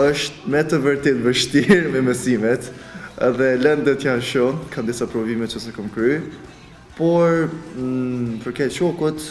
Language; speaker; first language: Albanian; early bilingual, other home language; Korean